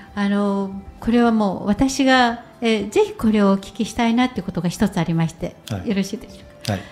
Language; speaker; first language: Japanese; native; Japanese